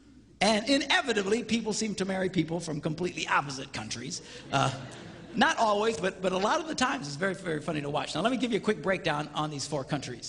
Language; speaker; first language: English; native; English